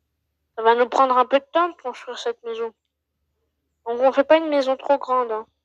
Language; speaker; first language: French; native; French